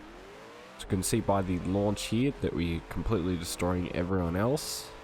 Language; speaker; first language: English; native; English